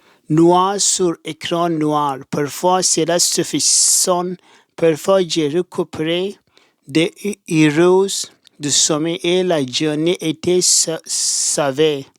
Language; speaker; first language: French; non-native, learner; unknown